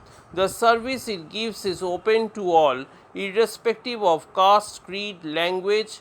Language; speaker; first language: English; non-native, local second language; Bangla